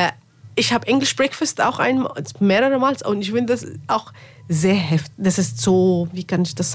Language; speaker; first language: German; non-native, learner; Arabic